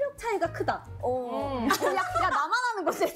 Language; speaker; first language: Korean; native; Korean